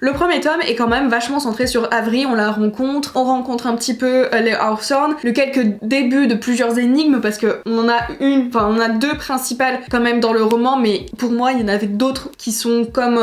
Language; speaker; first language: French; native; French